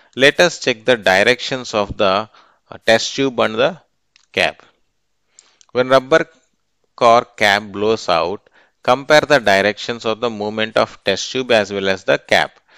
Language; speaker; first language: English; non-native, local second language; Telugu